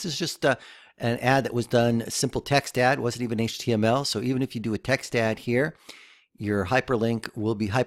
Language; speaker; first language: English; native; English